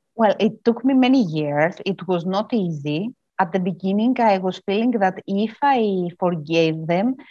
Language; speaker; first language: English; non-native, fluent; Greek